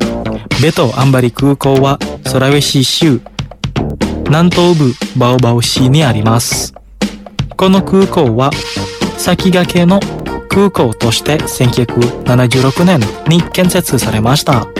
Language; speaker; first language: Japanese; non-native, fluent; Indonesian